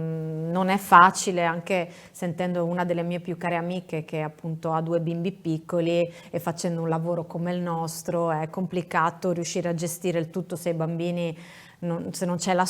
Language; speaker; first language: Italian; native; Italian